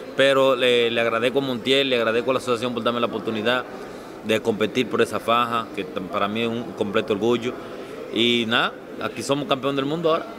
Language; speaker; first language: Spanish; native; Spanish